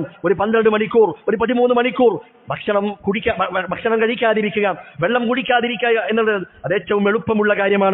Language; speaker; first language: Malayalam; native; Malayalam